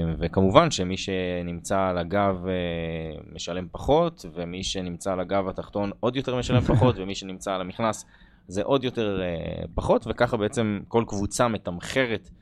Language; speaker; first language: Hebrew; native; Hebrew